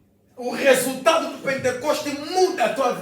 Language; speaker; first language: Portuguese; non-native, fluent; Lingala